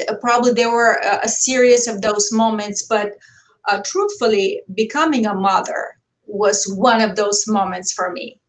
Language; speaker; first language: English; non-native, fluent; Bulgarian